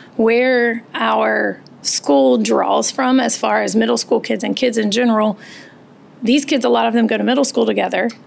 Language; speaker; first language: English; native; English